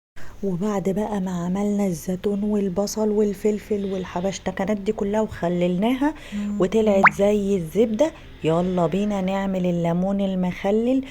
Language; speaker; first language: Arabic; native; Arabic